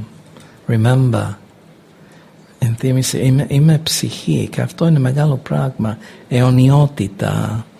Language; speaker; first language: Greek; non-native, fluent; English